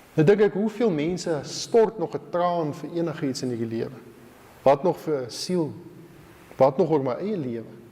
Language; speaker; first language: Afrikaans; native; Afrikaans